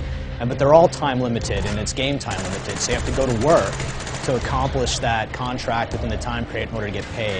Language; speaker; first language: English; native; English